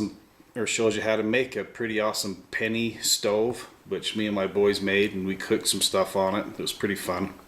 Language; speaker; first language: English; native; English